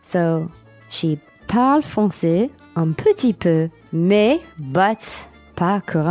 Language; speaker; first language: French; non-native, learner; English